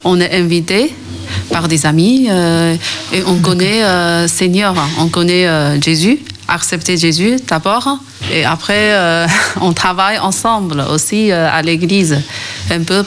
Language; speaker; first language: French; non-native, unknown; Chinese